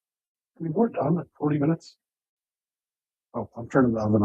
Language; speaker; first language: English; native; English